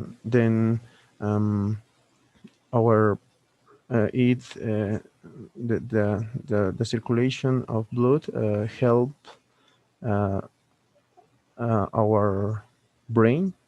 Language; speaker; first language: English; non-native, learner; Spanish